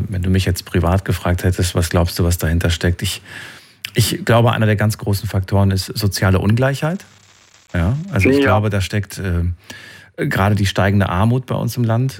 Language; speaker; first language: German; native; German